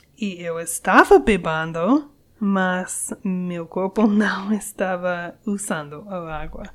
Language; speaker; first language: Portuguese; non-native, learner; English